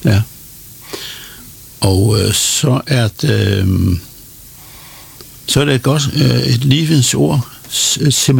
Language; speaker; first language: Danish; non-native, local second language; Faroese